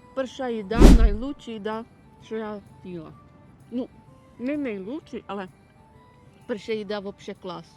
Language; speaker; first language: Ukrainian; non-native, learner; Czech